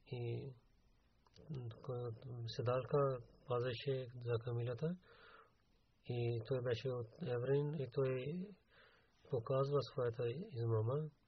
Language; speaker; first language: Bulgarian; non-native, learner; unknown